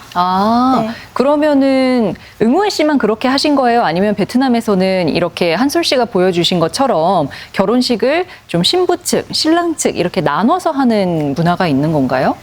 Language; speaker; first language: Korean; native; Korean